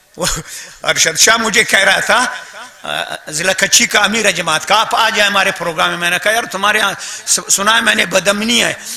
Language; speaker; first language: Urdu; non-native, local second language; Brahui